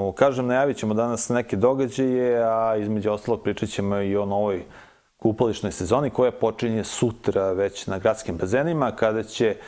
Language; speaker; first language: Serbian; native; Serbian